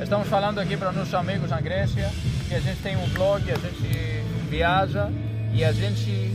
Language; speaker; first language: Portuguese; non-native, fluent; Greek